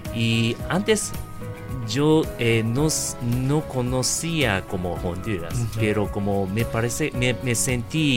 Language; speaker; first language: Spanish; non-native, learner; Japanese